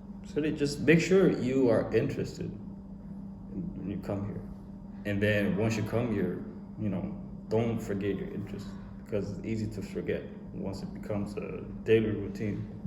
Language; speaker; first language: English; non-native, fluent; Korean